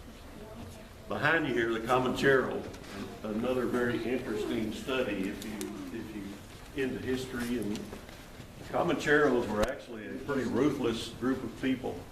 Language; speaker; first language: English; native; English